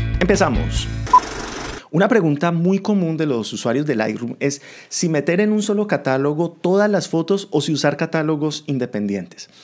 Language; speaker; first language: Spanish; native; Spanish